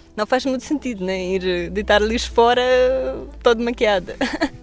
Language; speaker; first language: Portuguese; non-native, fluent; Russian